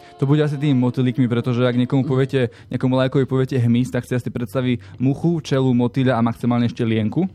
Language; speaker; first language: Slovak; native; Slovak